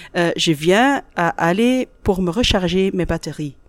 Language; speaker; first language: French; native; French